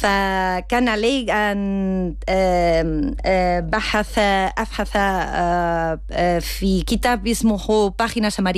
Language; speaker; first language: Arabic; non-native, learner; Spanish